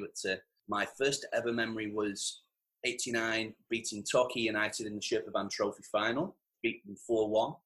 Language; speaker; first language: English; native; English